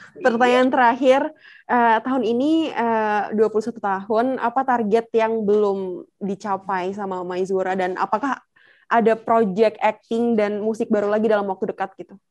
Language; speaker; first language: Indonesian; native; Indonesian